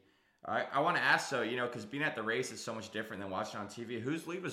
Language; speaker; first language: English; native; English